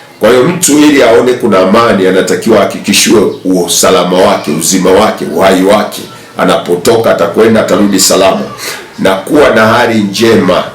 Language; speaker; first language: Swahili; native; Swahili